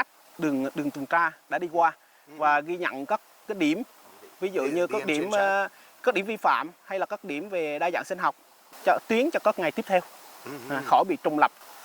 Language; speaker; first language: Vietnamese; native; Vietnamese